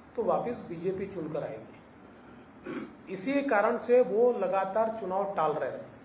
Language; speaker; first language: Hindi; non-native, local second language; Marathi